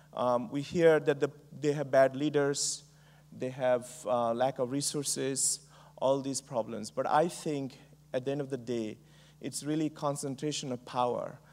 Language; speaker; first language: English; non-native, local second language; Bangla